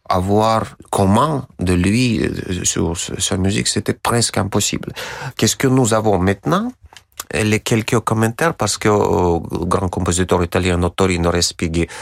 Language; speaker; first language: French; non-native, learner; Russian